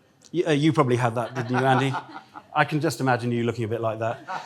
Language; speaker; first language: English; native; English